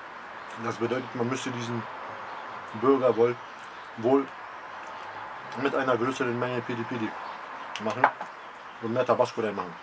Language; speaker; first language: German; early bilingual, other home language; Polish